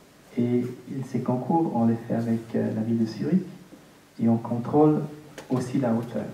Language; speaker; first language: French; non-native, local second language; German